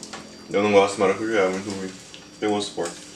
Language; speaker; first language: Portuguese; native; Portuguese